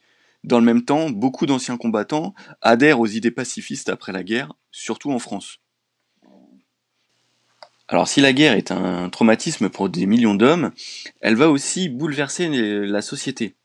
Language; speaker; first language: French; native; French